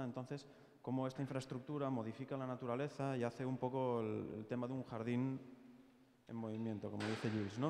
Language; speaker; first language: Spanish; native; Spanish